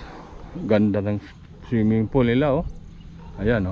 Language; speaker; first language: Filipino; non-native, local second language; Cebuano